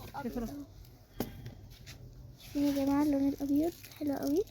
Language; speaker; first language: Arabic; native; Arabic